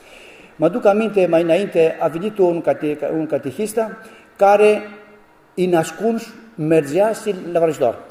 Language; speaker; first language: Romanian; non-native, learner; Greek